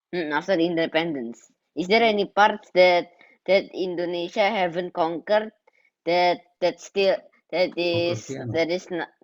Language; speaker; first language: English; non-native, learner; Indonesian